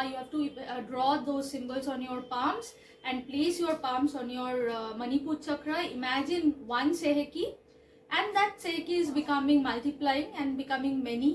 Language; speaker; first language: English; non-native, local second language; Bangla